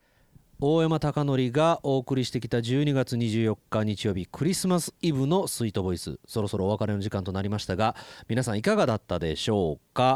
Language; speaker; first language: Japanese; native; Japanese